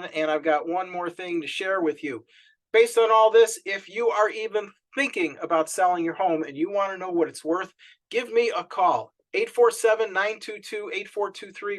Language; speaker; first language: English; native; English